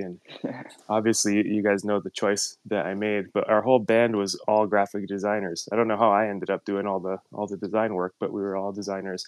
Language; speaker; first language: English; native; English